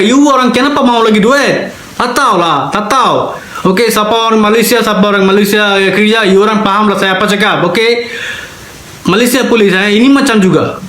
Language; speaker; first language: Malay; non-native, learner; Bangla